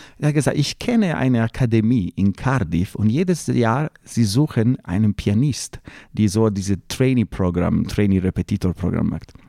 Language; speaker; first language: German; non-native, fluent; Italian